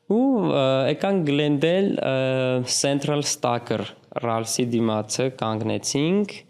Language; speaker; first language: Armenian; native; Armenian